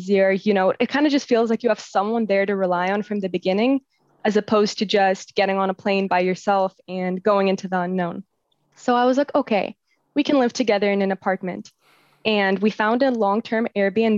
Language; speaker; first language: English; native; English